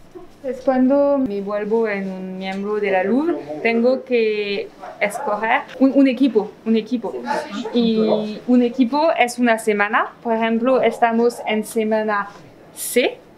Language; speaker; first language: Spanish; non-native, fluent; French